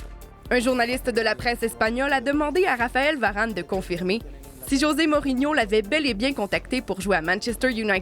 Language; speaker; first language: French; native; French